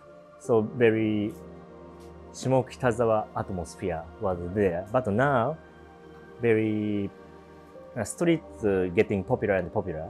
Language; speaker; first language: English; non-native, learner; Japanese